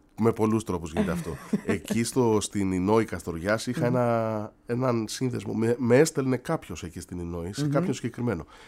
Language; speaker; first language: Greek; native; Greek